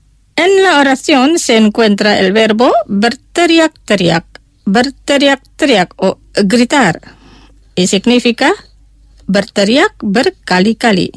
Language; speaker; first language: Spanish; non-native, fluent; Indonesian